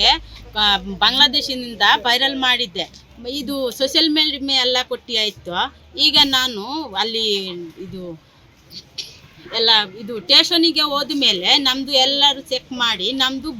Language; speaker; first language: Kannada; non-native, learner; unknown